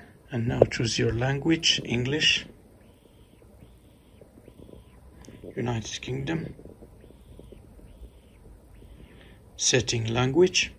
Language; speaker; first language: English; non-native, fluent; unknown